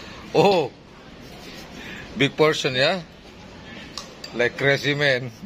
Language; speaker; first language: English; non-native, fluent; Indonesian